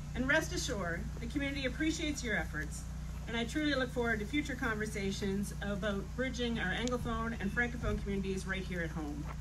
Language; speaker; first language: English; native; English